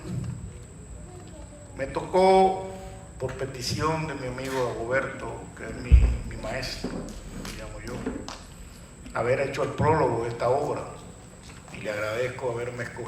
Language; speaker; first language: Spanish; native; Spanish